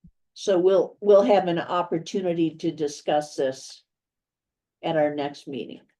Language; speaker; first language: English; native; English